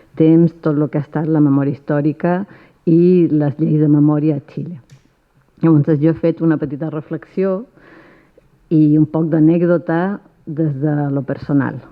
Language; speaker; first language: Catalan; early bilingual, other home language; Spanish